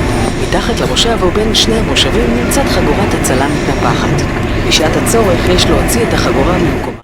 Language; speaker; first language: Hebrew; native; Hebrew